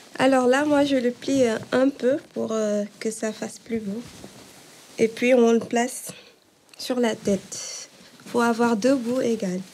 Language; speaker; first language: French; non-native, local second language; Wolof